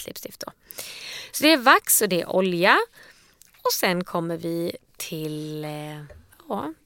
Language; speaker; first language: Swedish; native; Swedish